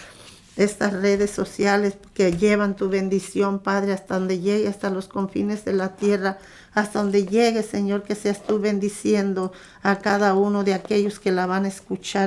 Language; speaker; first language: Spanish; native; Spanish